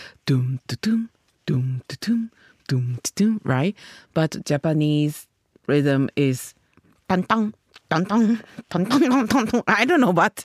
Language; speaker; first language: English; non-native, learner; Japanese